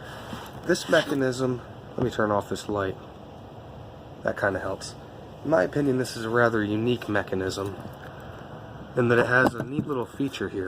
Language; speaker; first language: English; native; English